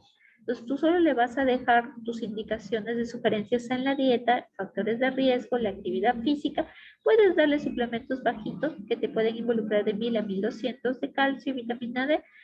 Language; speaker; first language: Spanish; native; Spanish